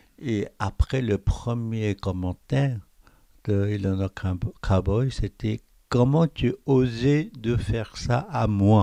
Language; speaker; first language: French; non-native, fluent; Korean